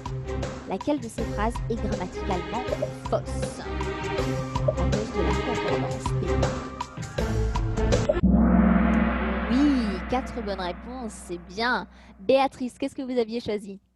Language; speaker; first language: French; native; French